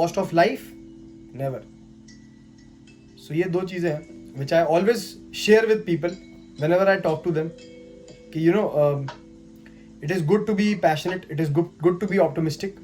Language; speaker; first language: English; non-native, local second language; Hindi